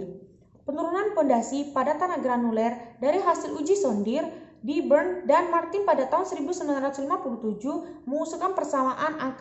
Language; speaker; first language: Indonesian; native; Indonesian